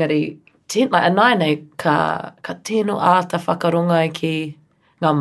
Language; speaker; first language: Māori; non-native, learner; English